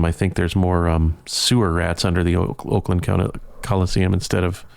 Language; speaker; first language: English; native; English